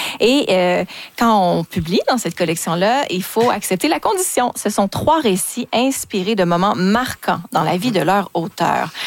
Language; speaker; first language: French; native; French